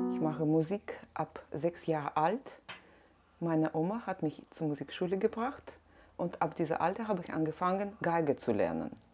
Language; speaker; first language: German; non-native, fluent; Russian